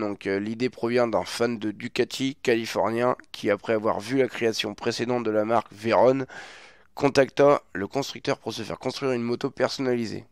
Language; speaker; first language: French; native; French